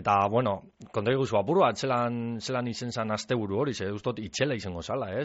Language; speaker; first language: Basque; native; Basque